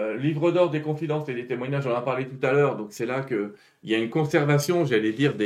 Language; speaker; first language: French; native; French